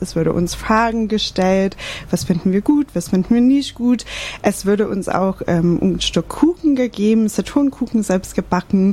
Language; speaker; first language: German; non-native, fluent; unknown